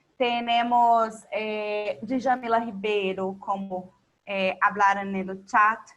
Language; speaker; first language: Spanish; non-native, local second language; Portuguese